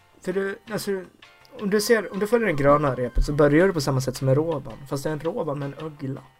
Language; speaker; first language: Swedish; native; Swedish